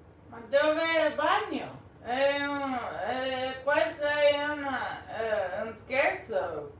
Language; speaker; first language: Italian; non-native, learner; English